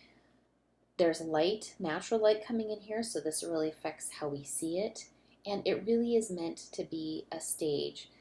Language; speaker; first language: English; native; English